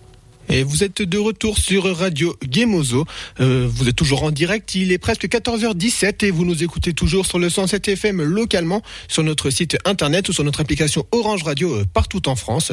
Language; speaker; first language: French; native; French